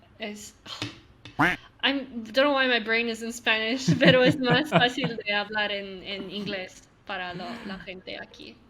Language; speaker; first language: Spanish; non-native, learner; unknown